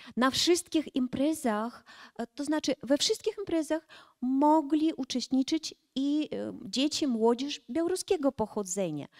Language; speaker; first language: Polish; early bilingual, heritage; Polish